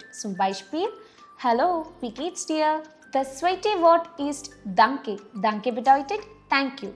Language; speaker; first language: German; non-native, fluent; Malayalam